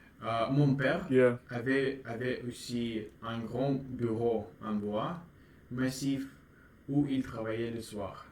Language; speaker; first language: French; non-native, learner; Russian